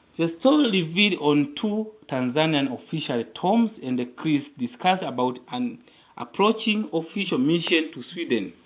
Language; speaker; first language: English; non-native, local second language; Swahili